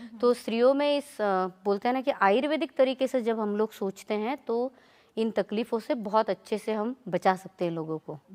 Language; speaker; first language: Hindi; non-native, local second language; Marathi